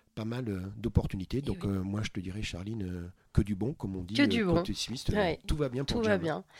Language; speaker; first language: French; native; French